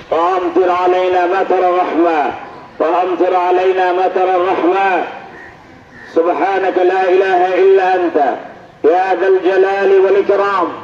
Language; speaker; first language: Arabic; non-native, fluent; Bangla